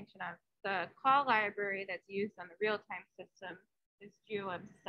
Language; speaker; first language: English; native; English